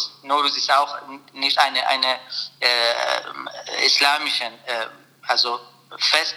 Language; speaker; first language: German; non-native, learner; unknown